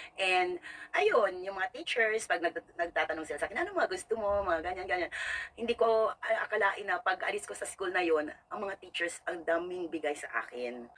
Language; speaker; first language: Filipino; native; Filipino